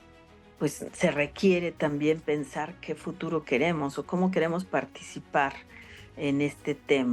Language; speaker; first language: Spanish; native; Spanish